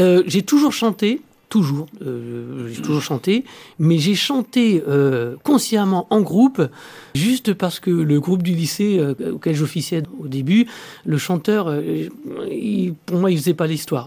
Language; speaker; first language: French; native; French